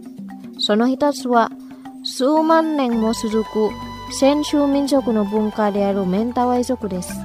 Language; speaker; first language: Japanese; non-native, fluent; Indonesian